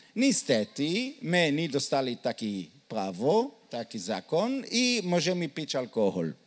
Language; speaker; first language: Polish; non-native, learner; Hebrew